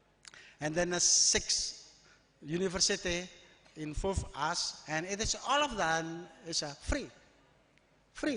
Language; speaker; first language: English; non-native, learner; Indonesian